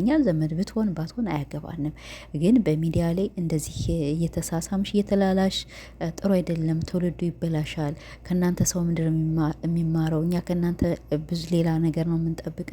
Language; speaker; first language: Amharic; native; Amharic